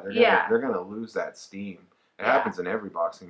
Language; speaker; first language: English; native; English